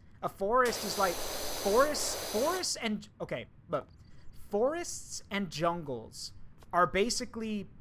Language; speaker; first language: English; native; English